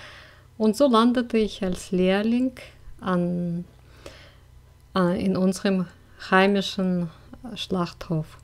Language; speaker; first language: German; non-native, fluent; Russian